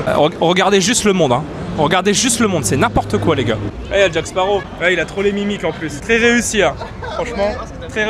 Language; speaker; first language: French; native; French